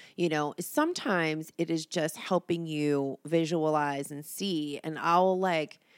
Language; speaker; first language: English; native; English